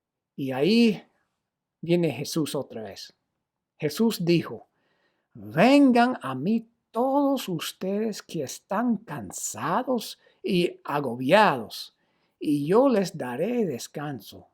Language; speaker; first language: Spanish; non-native, fluent; English